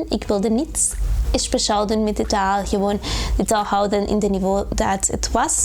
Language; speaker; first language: Dutch; non-native, learner; Spanish